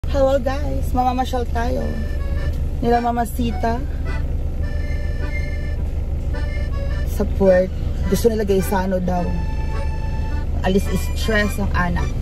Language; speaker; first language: Filipino; non-native, local second language; Cebuano